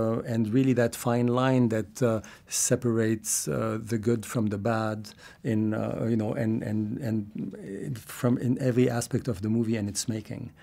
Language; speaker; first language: English; non-native, fluent; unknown